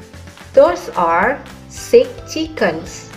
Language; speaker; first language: English; non-native, learner; Indonesian